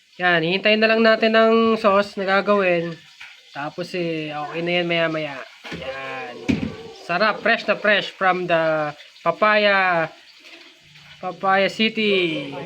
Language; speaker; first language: Filipino; native; Filipino